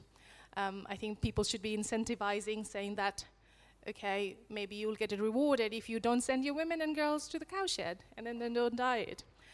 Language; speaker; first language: English; non-native, local second language; Nepali